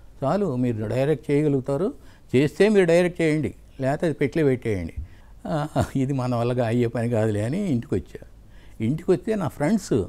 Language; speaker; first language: Telugu; native; Telugu